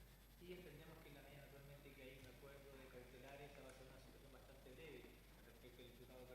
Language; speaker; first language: Spanish; native; Spanish